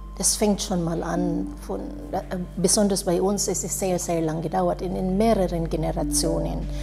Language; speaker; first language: German; non-native, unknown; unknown